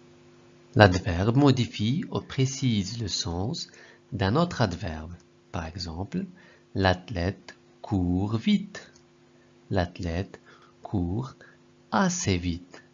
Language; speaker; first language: French; non-native, local second language; Arabic